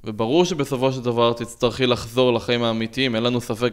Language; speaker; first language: Hebrew; native; Hebrew